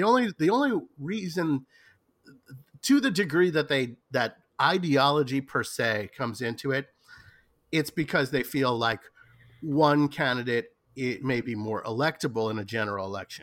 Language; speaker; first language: English; native; English